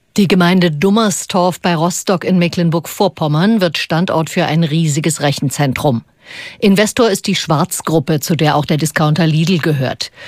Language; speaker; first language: German; native; German